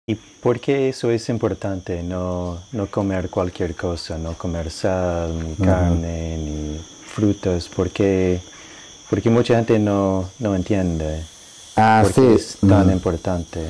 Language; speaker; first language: Spanish; non-native, fluent; English